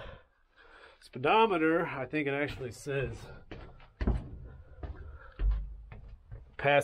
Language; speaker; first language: English; native; English